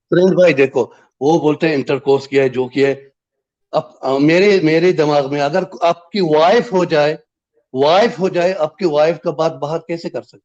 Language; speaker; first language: Hindi; non-native, fluent; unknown